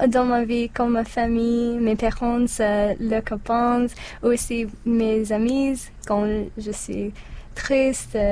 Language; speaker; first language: French; non-native, learner; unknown